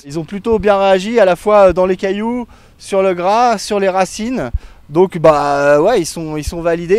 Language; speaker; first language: French; native; French